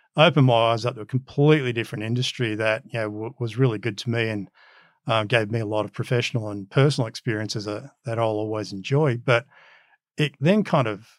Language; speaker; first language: English; early bilingual, other home language; Macedonian